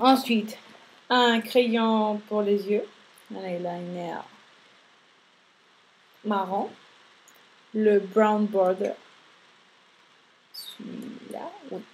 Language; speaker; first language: French; non-native, fluent; Spanish